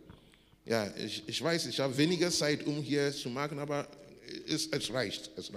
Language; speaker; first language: German; non-native, learner; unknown